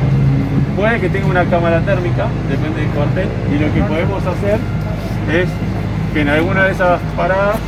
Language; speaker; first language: Spanish; native; Spanish